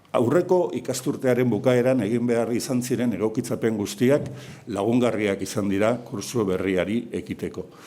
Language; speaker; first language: Basque; native; Basque